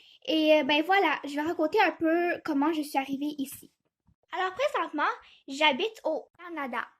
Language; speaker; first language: French; early bilingual, other home language; Chinese